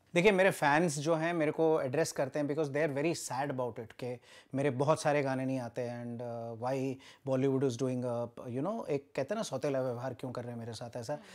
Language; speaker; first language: Hindi; native; Hindi